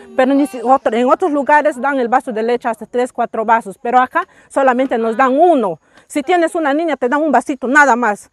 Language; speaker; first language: Spanish; native; Spanish